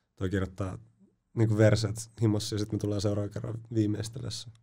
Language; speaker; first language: Finnish; native; Finnish